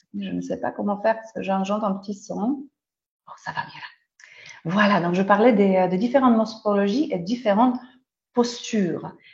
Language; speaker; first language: French; non-native, fluent; Polish